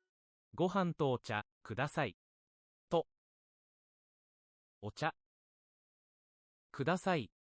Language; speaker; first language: Japanese; non-native, learner; English